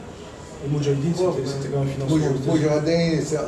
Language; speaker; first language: French; native; French